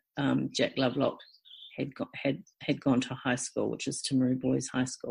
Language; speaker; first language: English; native; English